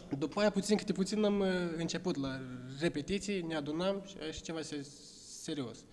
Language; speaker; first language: Romanian; native; Romanian